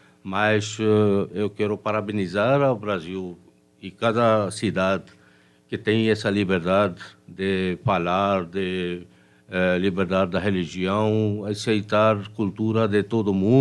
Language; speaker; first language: Portuguese; non-native, fluent; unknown